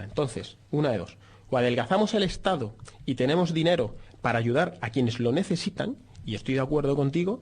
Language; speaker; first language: Spanish; native; Spanish